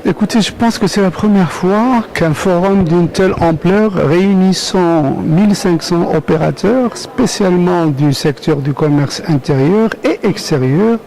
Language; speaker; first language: French; non-native, local second language; Arabic